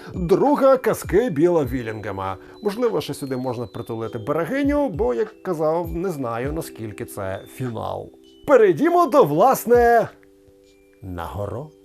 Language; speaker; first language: Ukrainian; native; Ukrainian